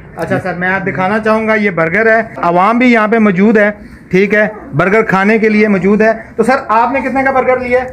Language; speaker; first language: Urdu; non-native, local second language; Punjabi